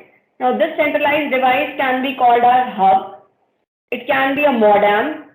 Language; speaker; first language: English; non-native, local second language; Hindi